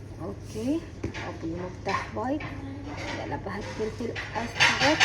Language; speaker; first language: Arabic; non-native, learner; Urdu